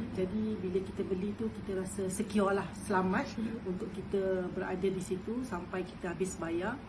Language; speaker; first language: Malay; native; Malay